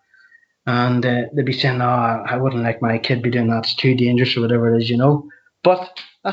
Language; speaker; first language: English; native; English